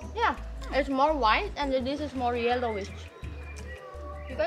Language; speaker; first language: English; non-native, fluent; Indonesian